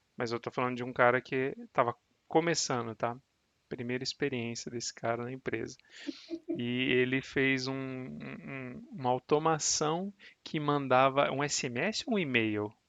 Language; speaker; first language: Portuguese; native; Portuguese